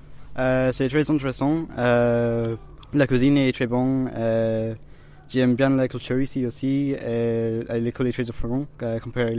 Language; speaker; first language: French; non-native, learner; English